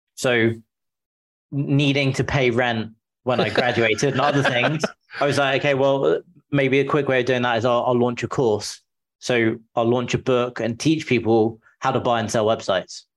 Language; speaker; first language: English; native; English